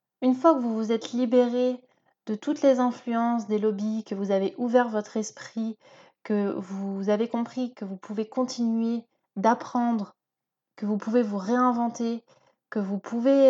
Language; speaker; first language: French; native; French